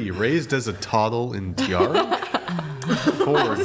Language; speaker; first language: English; native; English